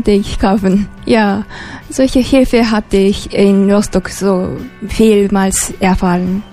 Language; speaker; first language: German; non-native, learner; Japanese